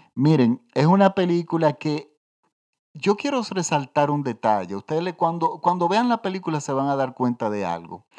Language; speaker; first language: Spanish; native; Spanish